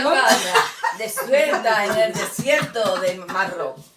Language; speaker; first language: Spanish; native; Spanish